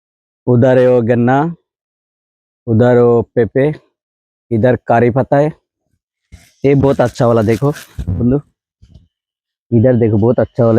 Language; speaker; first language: Hindi; non-native, learner; Bangla